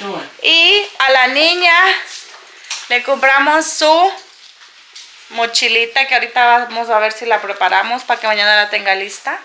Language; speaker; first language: Spanish; native; Spanish